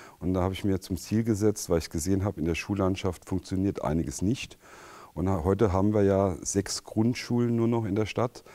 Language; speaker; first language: German; native; German